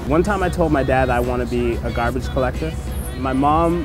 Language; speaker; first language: English; native; English